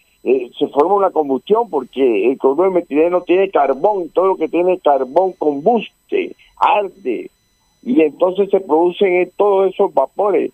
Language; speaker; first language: Spanish; native; Spanish